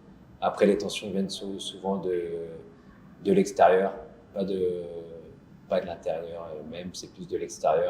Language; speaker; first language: French; native; French